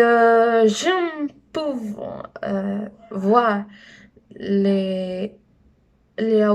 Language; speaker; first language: French; non-native, learner; Spanish